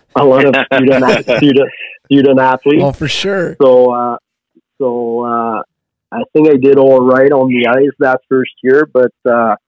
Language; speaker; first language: English; native; English